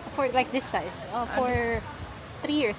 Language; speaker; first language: English; non-native, local second language; Filipino